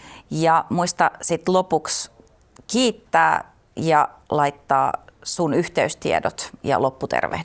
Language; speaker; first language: Finnish; native; Finnish